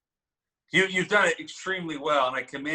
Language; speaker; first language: English; native; English